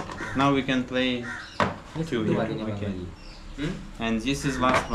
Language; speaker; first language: English; non-native, learner; Russian